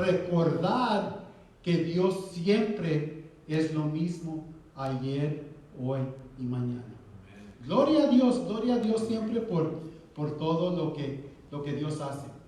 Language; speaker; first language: Spanish; early bilingual, heritage; Spanish